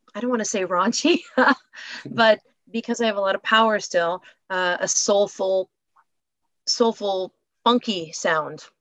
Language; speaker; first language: English; native; English